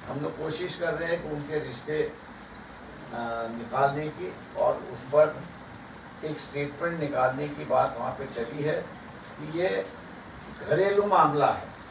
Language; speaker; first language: Hindi; non-native, local second language; Marathi